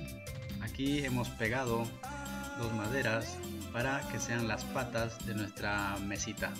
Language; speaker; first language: Spanish; native; Spanish